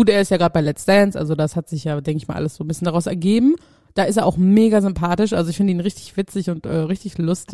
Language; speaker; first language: German; native; German